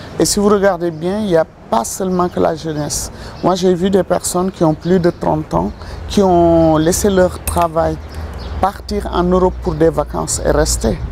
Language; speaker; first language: French; non-native, local second language; Wolof